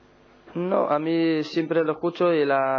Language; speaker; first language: Spanish; non-native, learner; Arabic